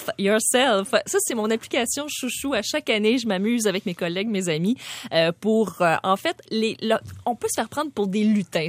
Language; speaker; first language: French; native; French